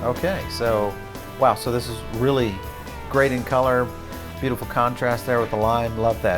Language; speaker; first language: English; native; English